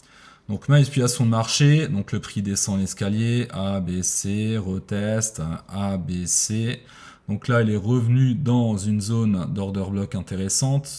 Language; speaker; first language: French; native; French